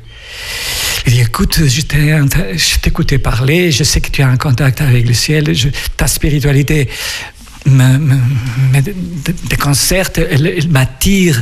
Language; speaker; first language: French; non-native, fluent; Spanish